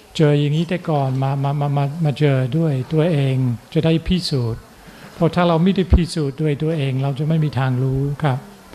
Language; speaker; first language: Thai; non-native, fluent; English